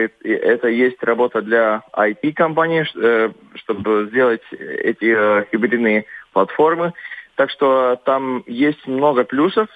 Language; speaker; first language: Russian; non-native, local second language; Latvian